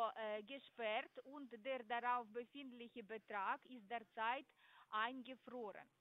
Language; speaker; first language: German; non-native, learner; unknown